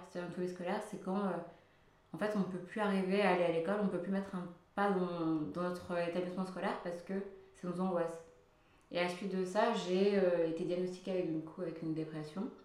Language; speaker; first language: French; early bilingual, other home language; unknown